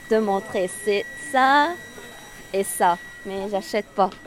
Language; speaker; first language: French; non-native, local second language; Arabic